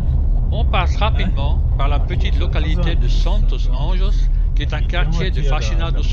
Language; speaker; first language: French; native; French